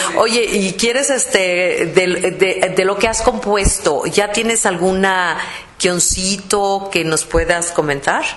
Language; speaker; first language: Spanish; native; Spanish